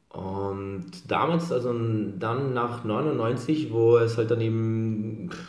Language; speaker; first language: German; early bilingual, other home language; Serbian